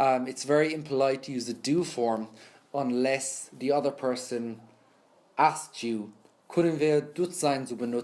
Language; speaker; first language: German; non-native, fluent; English